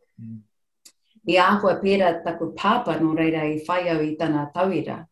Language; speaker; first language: Māori; non-native, local second language; English